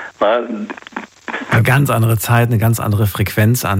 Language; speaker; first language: German; native; German